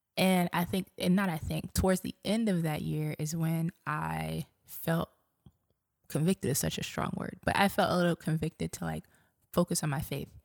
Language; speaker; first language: English; native; English